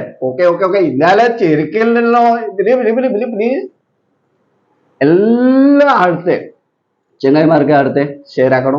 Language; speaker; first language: Malayalam; non-native, fluent; Odia